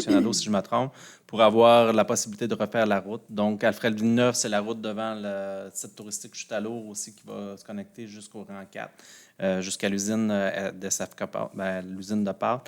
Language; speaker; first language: French; native; French